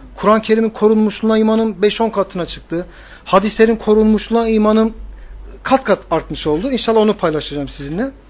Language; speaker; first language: Turkish; native; Turkish